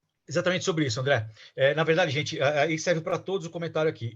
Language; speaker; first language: Portuguese; native; Portuguese